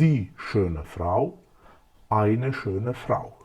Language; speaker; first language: German; non-native, fluent; Macedonian